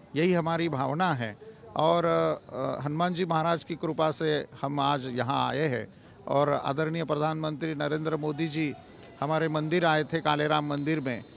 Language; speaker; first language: Hindi; non-native, local second language; Marathi